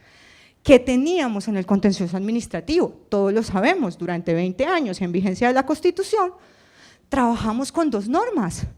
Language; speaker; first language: Spanish; native; Spanish